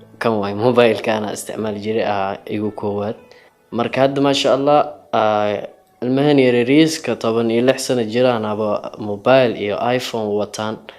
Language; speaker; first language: Somali; early bilingual, heritage; Somali